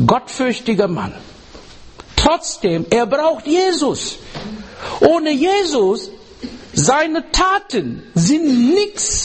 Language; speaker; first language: German; non-native, learner; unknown